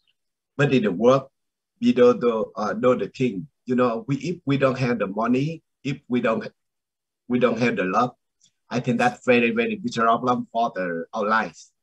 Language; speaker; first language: English; non-native, learner; Vietnamese